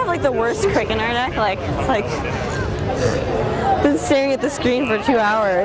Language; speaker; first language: English; early bilingual, other home language; Chinese